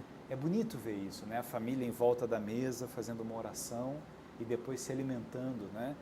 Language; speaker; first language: Portuguese; native; Portuguese